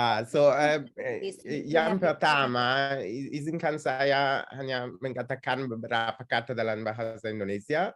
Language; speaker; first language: Indonesian; non-native, learner; Italian